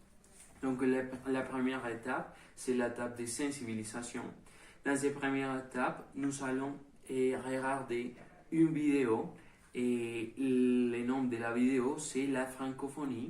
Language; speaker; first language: French; non-native, learner; Spanish